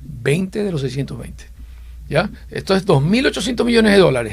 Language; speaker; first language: Spanish; native; Spanish